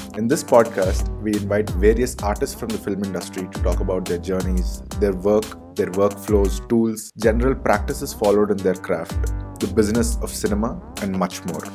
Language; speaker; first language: English; non-native, local second language; Telugu